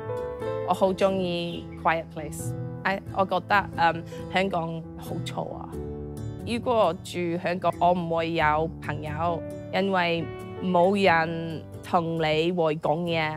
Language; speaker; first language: Cantonese; non-native, learner; English